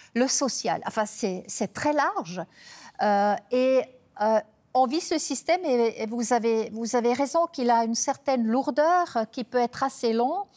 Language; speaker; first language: French; non-native, fluent; German